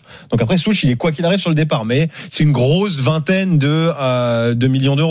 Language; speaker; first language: French; native; French